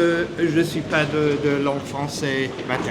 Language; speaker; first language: French; non-native, fluent; German